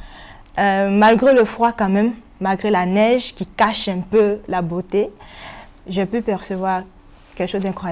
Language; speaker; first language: French; non-native, local second language; Malagasy